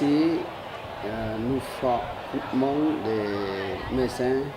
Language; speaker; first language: French; non-native, learner; Vietnamese